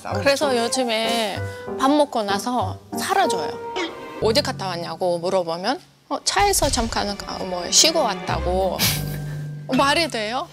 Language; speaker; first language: Korean; non-native, fluent; Russian